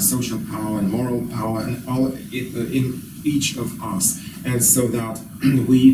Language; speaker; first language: English; non-native, fluent; Ukrainian